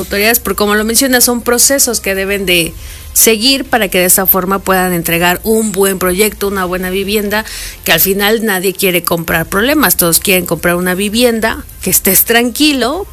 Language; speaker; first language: Spanish; native; Spanish